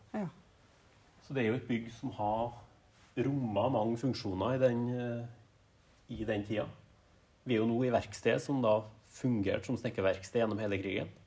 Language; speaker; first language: Norwegian; native; Norwegian